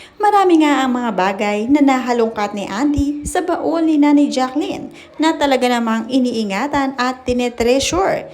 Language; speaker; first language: Filipino; native; Filipino